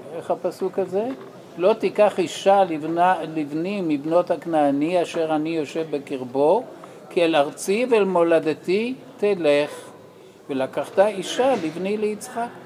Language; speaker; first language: Hebrew; non-native, fluent; English